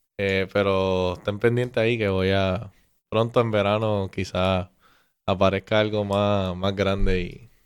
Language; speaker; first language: Spanish; native; Spanish